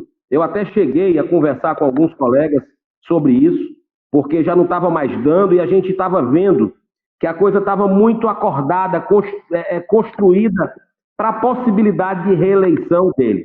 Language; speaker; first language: Portuguese; native; Portuguese